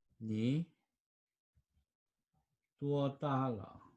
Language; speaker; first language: Chinese; non-native, fluent; Korean